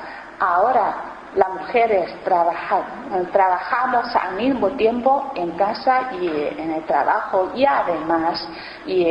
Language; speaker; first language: Spanish; non-native, learner; Chinese